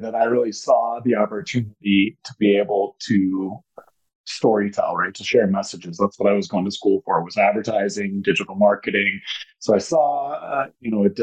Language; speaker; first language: English; native; English